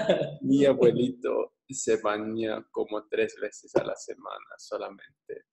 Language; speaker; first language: Spanish; non-native, learner; English